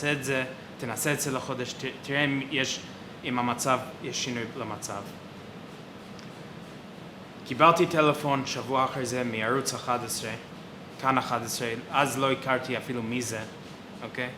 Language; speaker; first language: Hebrew; non-native, fluent; English